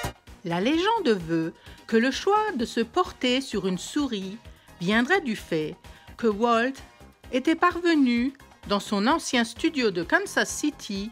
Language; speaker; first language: French; native; French